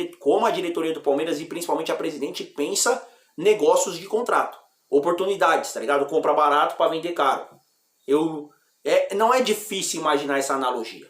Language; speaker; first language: Portuguese; native; Portuguese